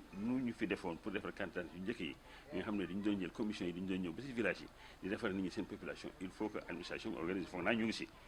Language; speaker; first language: Wolof; non-native, local second language; Fula